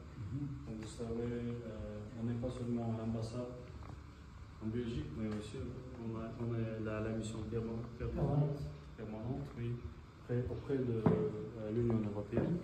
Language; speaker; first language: French; non-native, fluent; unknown